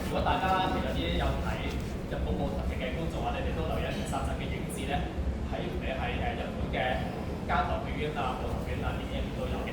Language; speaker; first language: Cantonese; native; Cantonese